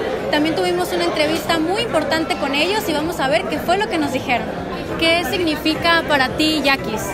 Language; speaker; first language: Spanish; native; Spanish